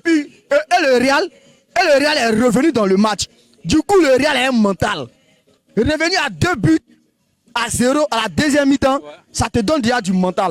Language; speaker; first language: French; non-native, local second language; Wolof